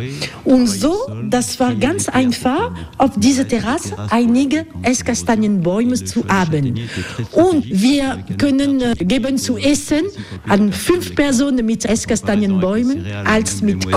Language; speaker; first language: German; non-native, learner; French